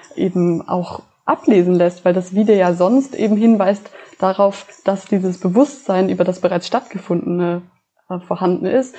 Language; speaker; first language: German; native; German